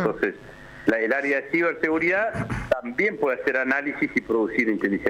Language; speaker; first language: Spanish; native; Spanish